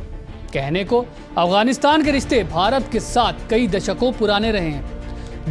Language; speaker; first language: Hindi; native; Hindi